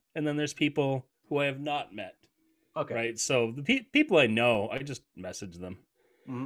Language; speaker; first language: English; native; English